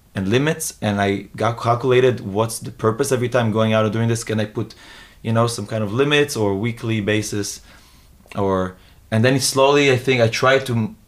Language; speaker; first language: English; early bilingual, other home language; Hebrew